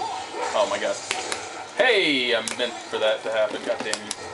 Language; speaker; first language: English; native; English